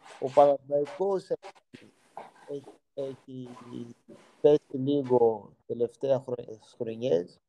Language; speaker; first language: Greek; non-native, fluent; Portuguese